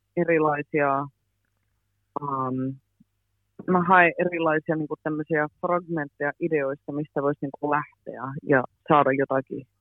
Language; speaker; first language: Finnish; early bilingual, heritage; English